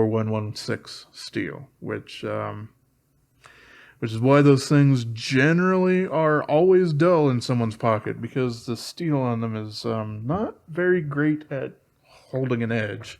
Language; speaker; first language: English; native; English